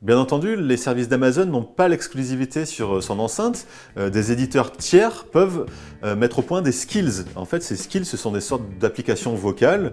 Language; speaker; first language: French; native; French